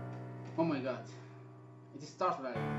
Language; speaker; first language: English; non-native, learner; Arabic